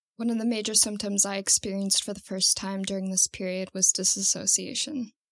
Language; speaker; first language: English; native; English